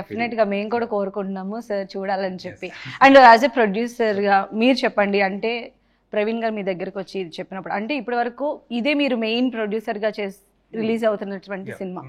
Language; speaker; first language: Telugu; native; Telugu